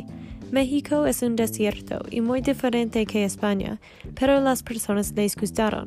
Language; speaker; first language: Spanish; non-native, learner; English